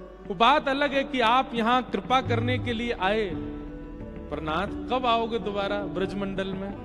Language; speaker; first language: Hindi; native; Hindi